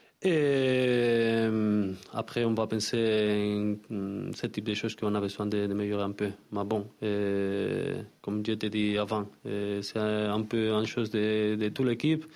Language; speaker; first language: French; non-native, learner; Spanish